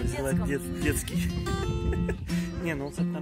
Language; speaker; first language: Russian; native; Russian